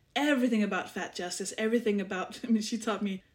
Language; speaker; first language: English; non-native, fluent; Danish